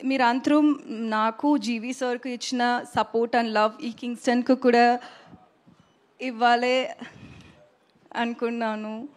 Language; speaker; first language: Telugu; non-native, learner; Tamil